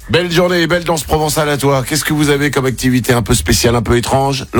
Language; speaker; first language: French; native; French